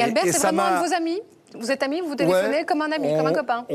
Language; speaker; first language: French; native; French